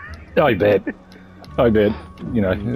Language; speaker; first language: English; native; English